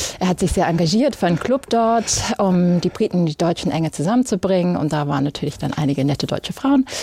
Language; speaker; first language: German; early bilingual, other home language; English